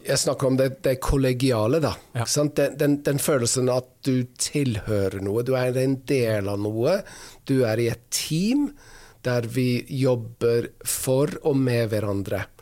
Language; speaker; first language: Norwegian; non-native, fluent; English